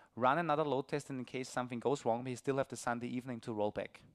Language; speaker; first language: English; non-native, fluent; German